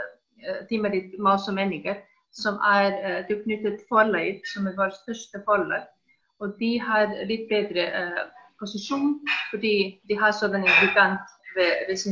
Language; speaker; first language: Danish; non-native, fluent; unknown